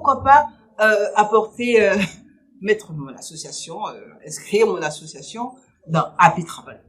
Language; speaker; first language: French; native; French